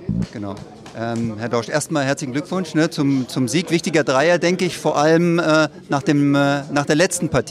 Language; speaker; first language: German; native; German